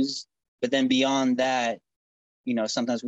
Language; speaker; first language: English; native; English